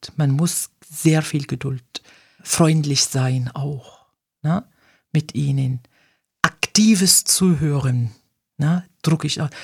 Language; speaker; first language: German; non-native, fluent; Arabic